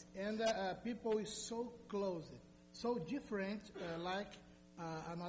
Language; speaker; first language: English; non-native, learner; Portuguese